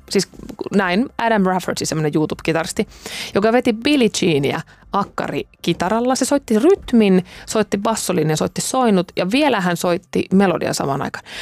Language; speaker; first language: Finnish; native; Finnish